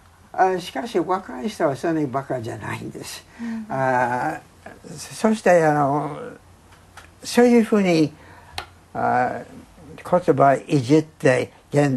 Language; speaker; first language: Japanese; non-native, fluent; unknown